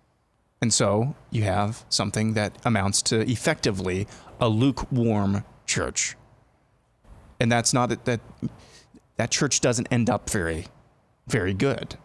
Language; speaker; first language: English; native; English